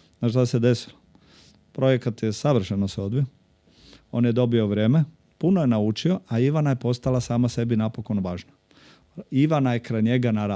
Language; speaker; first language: Croatian; native; Croatian